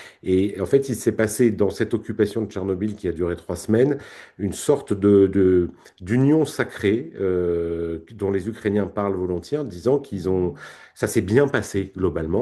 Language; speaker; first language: French; native; French